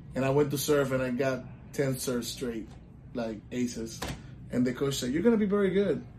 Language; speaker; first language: English; non-native, local second language; Spanish